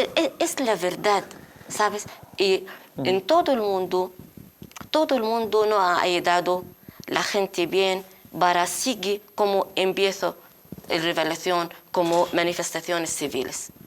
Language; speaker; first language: Spanish; non-native, learner; Arabic